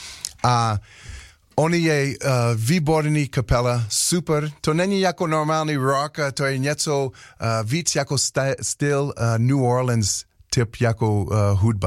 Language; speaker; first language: Czech; non-native, learner; English